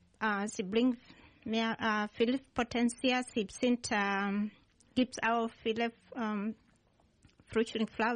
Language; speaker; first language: German; non-native, learner; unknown